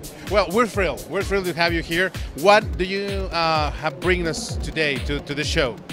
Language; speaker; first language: English; non-native, fluent; Spanish